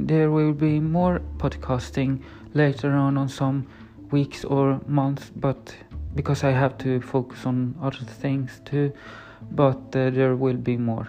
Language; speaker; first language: English; non-native, learner; Swedish